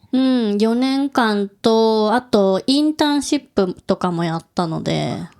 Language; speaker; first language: Japanese; native; Japanese